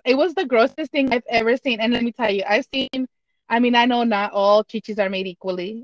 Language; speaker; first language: English; early bilingual, other home language; Spanish